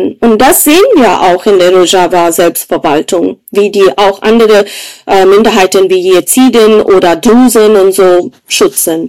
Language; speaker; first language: German; non-native, fluent; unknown